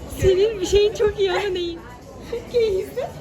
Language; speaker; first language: Turkish; native; Turkish